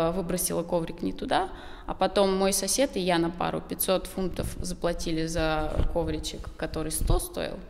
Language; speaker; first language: Russian; native; Russian